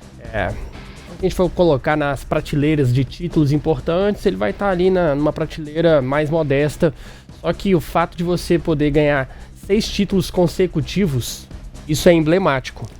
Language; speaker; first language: Portuguese; native; Portuguese